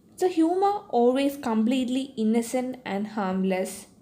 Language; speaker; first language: English; non-native, local second language; Malayalam